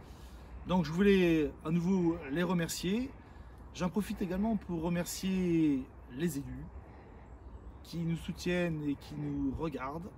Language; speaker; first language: French; native; French